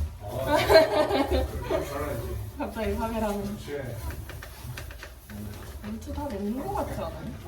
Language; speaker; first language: Korean; non-native, fluent; Japanese